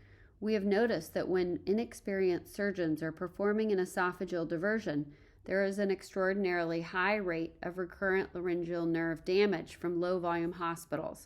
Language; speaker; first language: English; native; English